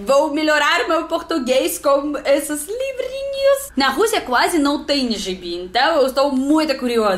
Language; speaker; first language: Portuguese; non-native, learner; Russian